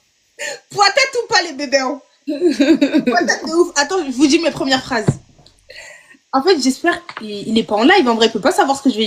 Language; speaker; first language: French; native; French